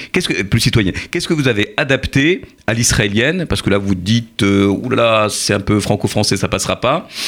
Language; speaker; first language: French; native; French